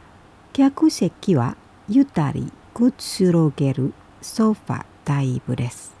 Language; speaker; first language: Japanese; non-native, fluent; Indonesian